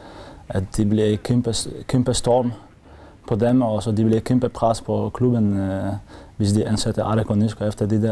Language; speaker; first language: Danish; non-native, learner; Polish